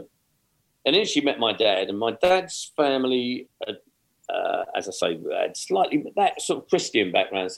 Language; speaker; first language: English; native; English